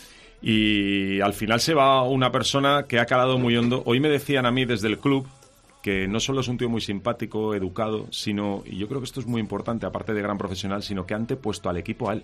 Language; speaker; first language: Spanish; native; Spanish